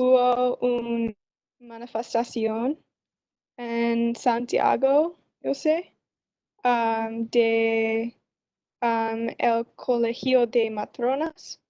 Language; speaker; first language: Spanish; non-native, learner; English